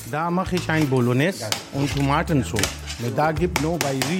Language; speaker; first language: German; non-native, learner; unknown